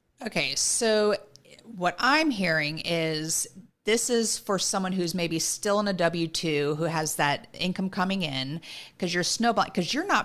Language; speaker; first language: English; native; English